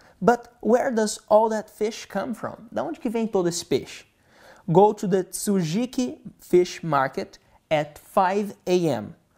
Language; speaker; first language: English; non-native, fluent; Portuguese